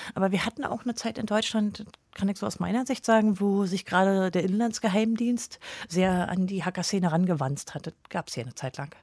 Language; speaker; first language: German; native; German